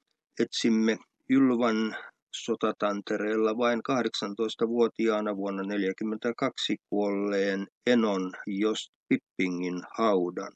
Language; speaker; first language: Finnish; native; Finnish